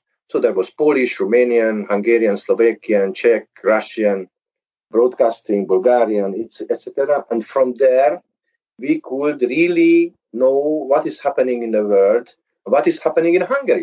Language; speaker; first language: English; early bilingual, other home language; Hungarian